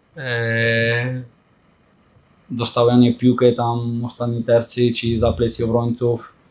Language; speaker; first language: Polish; non-native, fluent; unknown